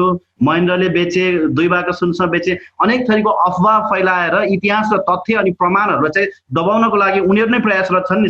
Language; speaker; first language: Nepali; native; Nepali